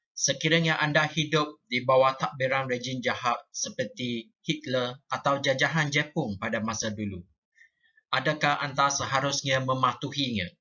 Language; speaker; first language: Malay; non-native, local second language; Chinese